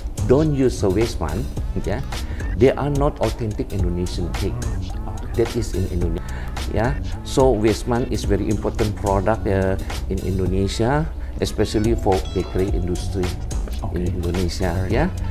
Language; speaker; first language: English; non-native, learner; Indonesian